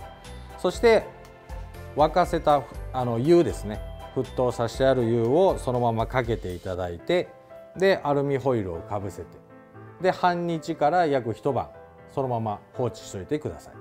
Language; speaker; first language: Japanese; native; Japanese